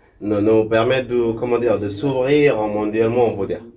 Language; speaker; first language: French; non-native, local second language; Arabic